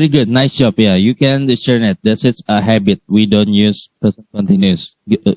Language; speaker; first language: English; non-native, learner; Indonesian